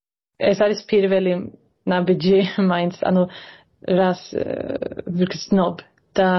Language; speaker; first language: Georgian; early bilingual, heritage; Georgian